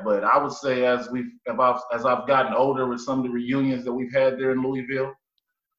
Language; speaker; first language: English; native; English